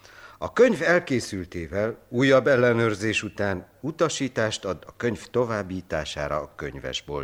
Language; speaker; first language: Hungarian; native; Hungarian